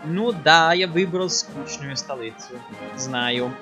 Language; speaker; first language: Russian; non-native, learner; English